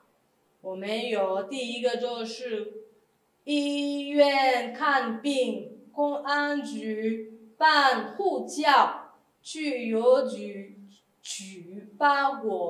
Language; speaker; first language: Chinese; non-native, fluent; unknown